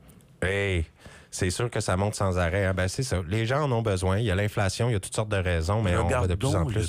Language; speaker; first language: French; native; French